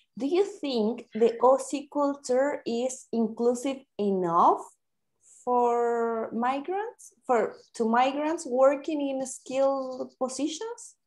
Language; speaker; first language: English; non-native, fluent; Spanish